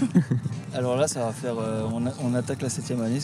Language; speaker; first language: French; native; French